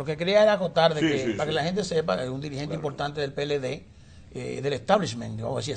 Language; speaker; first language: Spanish; native; Spanish